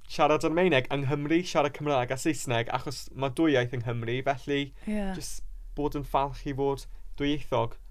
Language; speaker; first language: Welsh; non-native, local second language; English